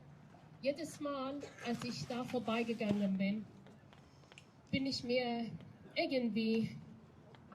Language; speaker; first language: German; non-native, fluent; Persian